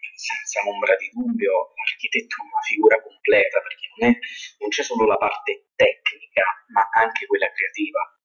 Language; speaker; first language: Italian; native; Italian